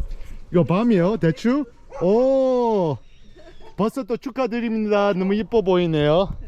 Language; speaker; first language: Korean; non-native, learner; English